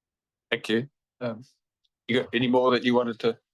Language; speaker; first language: English; native; English